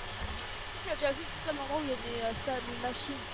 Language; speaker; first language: French; native; French